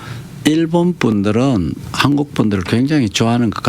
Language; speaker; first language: Korean; native; Korean